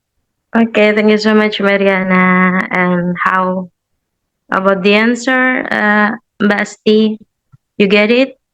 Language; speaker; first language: English; non-native, learner; Indonesian